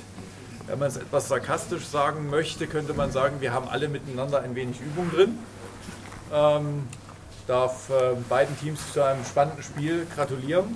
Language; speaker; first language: German; native; German